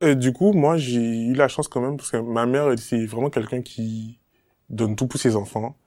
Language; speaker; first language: French; native; French